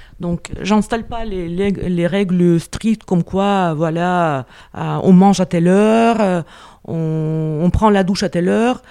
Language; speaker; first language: French; non-native, fluent; Russian